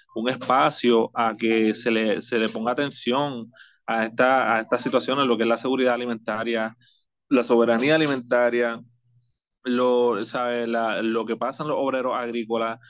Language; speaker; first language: Spanish; native; Spanish